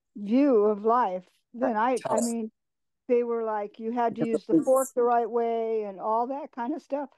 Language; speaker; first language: English; native; English